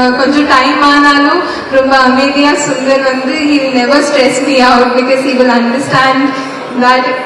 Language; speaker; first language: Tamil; non-native, learner; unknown